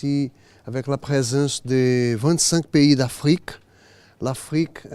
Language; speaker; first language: French; non-native, learner; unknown